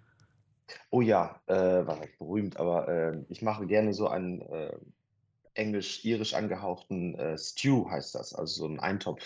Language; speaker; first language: German; native; German